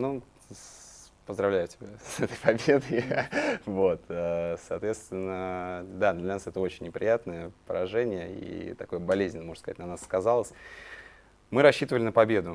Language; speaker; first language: Russian; native; Russian